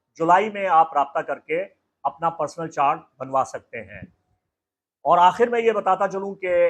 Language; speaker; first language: Urdu; native; Urdu